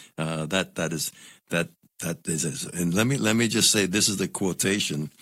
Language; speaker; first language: English; non-native, local second language; Spanish